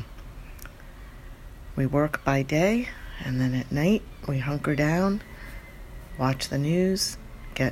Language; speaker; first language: English; native; English